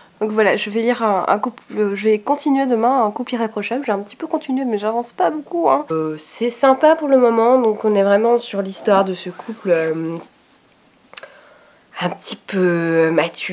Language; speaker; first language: French; native; French